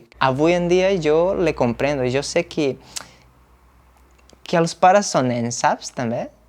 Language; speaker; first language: Catalan; non-native, fluent; Portuguese